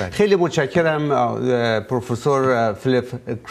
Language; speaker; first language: Persian; native; Persian